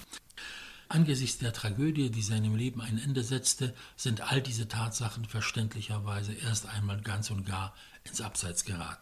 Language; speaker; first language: German; non-native, fluent; Polish